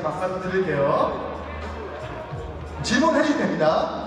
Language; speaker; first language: Korean; native; Korean